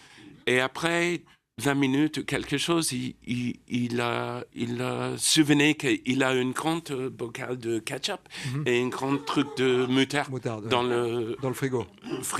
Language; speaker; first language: French; non-native, learner; English